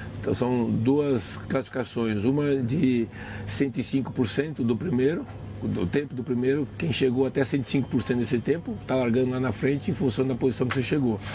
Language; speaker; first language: Portuguese; native; Portuguese